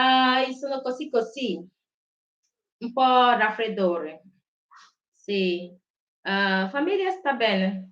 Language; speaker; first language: Italian; non-native, learner; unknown